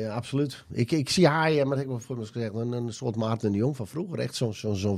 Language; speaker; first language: Dutch; native; Dutch